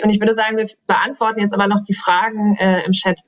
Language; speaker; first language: German; native; German